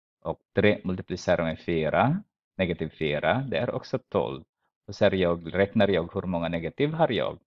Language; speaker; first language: Swedish; non-native, fluent; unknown